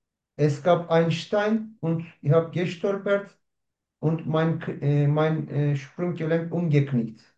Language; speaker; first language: German; non-native, learner; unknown